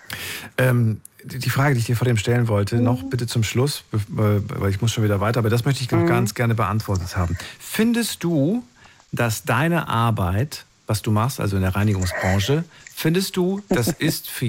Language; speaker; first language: German; native; German